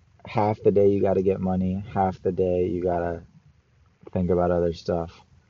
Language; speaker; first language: English; native; English